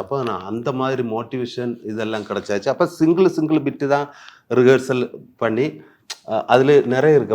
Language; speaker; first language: Tamil; non-native, learner; Malayalam